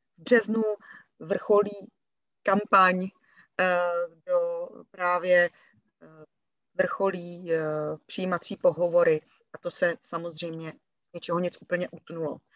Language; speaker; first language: Czech; native; Czech